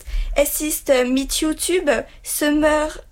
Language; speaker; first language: German; non-native, learner; French